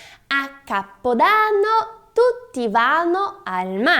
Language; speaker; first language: Italian; non-native, fluent; Portuguese